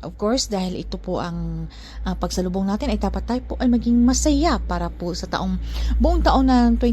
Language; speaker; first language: Filipino; native; Filipino